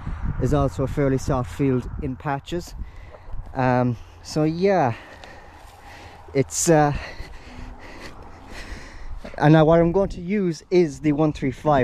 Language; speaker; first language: English; native; English